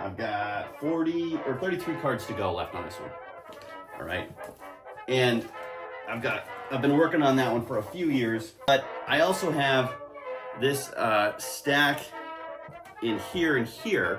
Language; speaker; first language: English; native; English